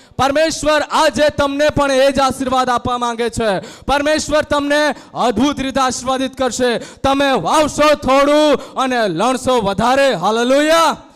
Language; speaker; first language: Gujarati; non-native, local second language; Gamit